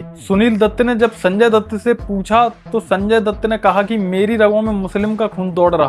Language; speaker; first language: Hindi; native; Hindi